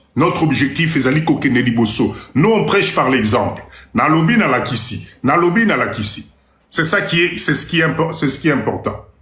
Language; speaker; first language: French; non-native, local second language; Lingala